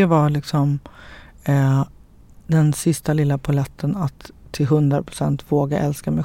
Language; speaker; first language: Swedish; native; Swedish